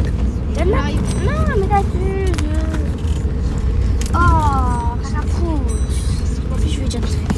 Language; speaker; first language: French; native; French